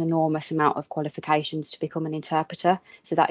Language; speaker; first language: English; native; English